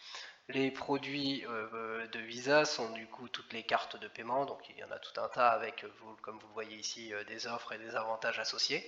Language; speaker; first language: French; native; French